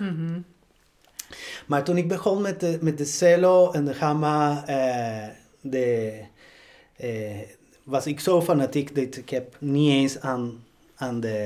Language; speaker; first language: Dutch; non-native, fluent; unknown